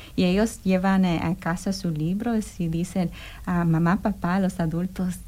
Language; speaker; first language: Spanish; early bilingual, heritage; Spanish